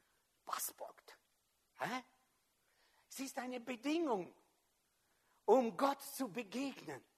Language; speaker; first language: German; non-native, fluent; French